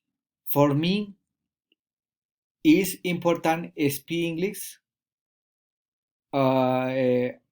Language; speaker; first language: English; non-native, learner; Spanish